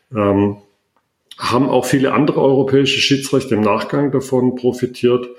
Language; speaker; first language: German; native; German